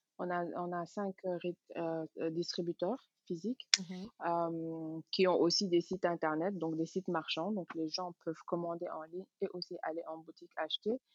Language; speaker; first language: French; non-native, local second language; Serer